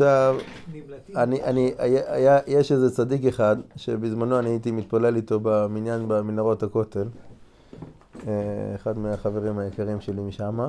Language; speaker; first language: Hebrew; non-native, fluent; English